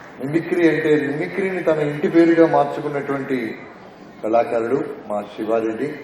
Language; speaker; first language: Telugu; native; Telugu